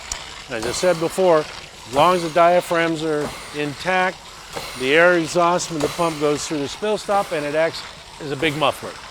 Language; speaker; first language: English; native; English